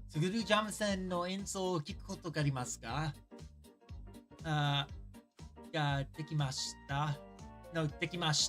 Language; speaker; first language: Japanese; non-native, learner; English